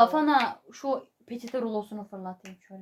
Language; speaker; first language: Turkish; native; Turkish